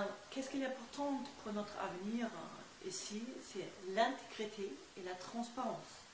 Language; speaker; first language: French; non-native, fluent; German